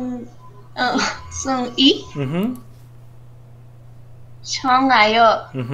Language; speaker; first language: Korean; non-native, learner; Spanish